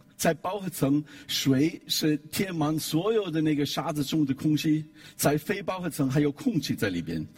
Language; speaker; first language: Chinese; non-native, fluent; German